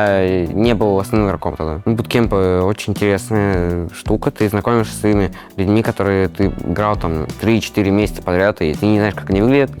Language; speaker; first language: Russian; native; Russian